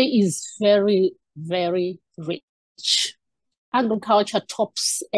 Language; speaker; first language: English; non-native, local second language; Shona